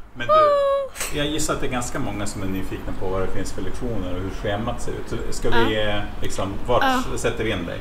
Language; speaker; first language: Swedish; native; Swedish